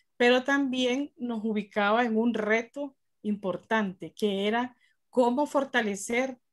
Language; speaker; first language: Spanish; native; Spanish